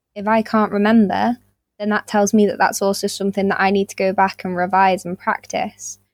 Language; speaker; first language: English; native; English